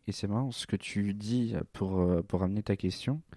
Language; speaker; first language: French; native; French